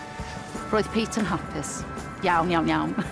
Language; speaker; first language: Welsh; non-native, learner; English